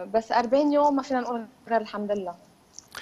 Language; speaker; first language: Arabic; native; Arabic